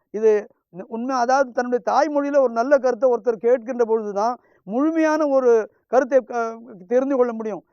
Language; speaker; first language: Tamil; non-native, local second language; Hindi